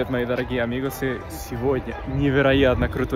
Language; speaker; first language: Russian; non-native, fluent; Spanish